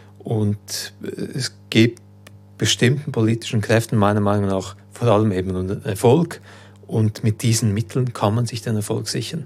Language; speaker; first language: German; early bilingual, other home language; Croatian